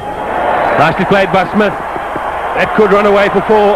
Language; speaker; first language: English; native; English